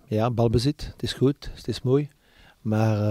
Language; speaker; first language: Dutch; non-native, local second language; French